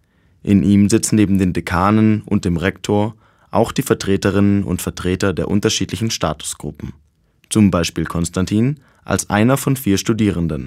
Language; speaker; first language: German; native; German